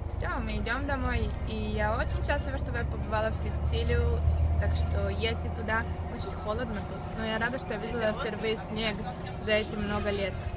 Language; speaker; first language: Russian; early bilingual, heritage; Russian